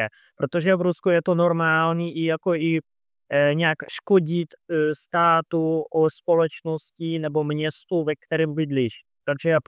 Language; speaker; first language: Czech; non-native, fluent; Russian